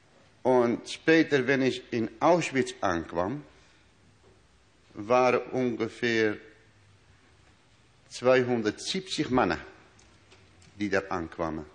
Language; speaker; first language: German; non-native, learner; Dutch